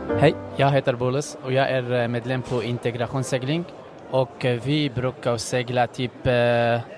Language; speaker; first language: Swedish; non-native, fluent; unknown